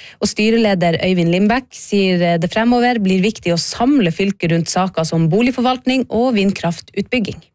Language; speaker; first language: Norwegian; native; Norwegian